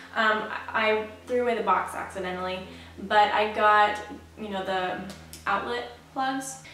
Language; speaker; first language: English; native; English